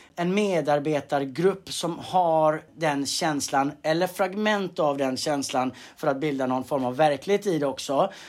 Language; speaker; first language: Swedish; native; Swedish